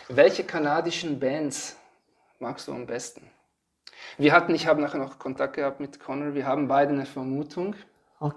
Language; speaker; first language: German; native; German